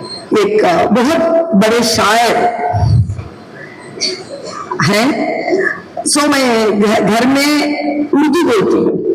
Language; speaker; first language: Hindi; non-native, local second language; Tamil